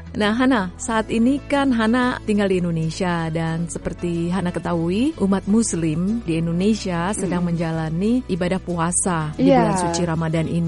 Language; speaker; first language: Indonesian; native; Indonesian